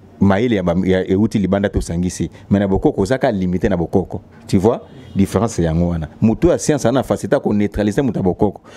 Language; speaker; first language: Lingala; non-native, local second language; Kituba (Democratic Republic of Congo)